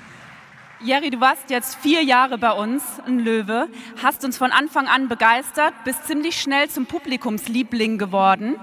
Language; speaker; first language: German; native; German